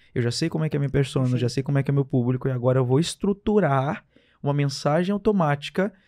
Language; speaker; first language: Portuguese; native; Portuguese